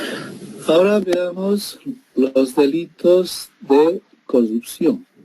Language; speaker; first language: Spanish; native; Spanish